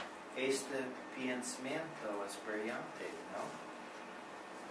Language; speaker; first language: Spanish; non-native, learner; English